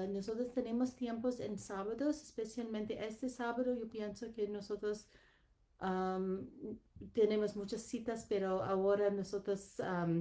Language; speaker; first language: Spanish; non-native, learner; English